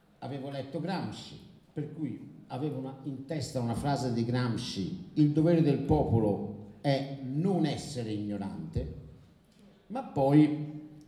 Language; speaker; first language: Italian; native; Italian